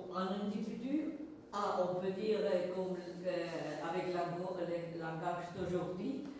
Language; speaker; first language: French; non-native, fluent; Spanish